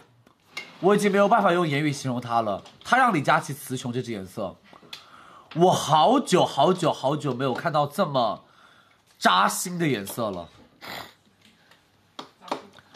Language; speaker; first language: Chinese; native; Chinese